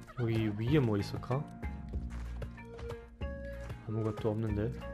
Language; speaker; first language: Korean; non-native, fluent; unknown